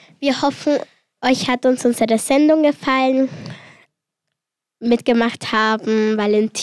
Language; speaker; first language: German; early bilingual, other home language; Spanish